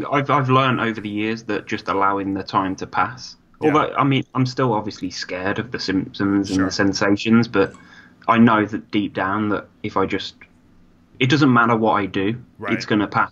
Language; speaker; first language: English; native; English